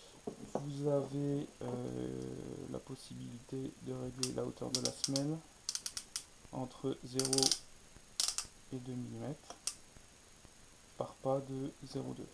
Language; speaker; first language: French; native; French